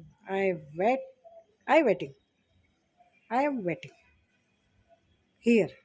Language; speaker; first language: English; non-native, learner; Hindi